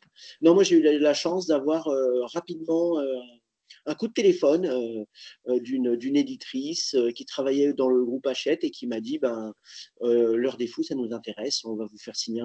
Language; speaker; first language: French; native; French